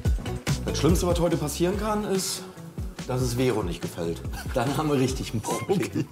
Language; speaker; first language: German; native; German